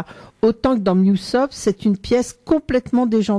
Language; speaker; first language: French; native; French